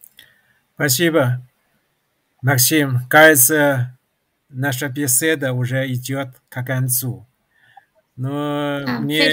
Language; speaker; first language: Russian; non-native, fluent; Chinese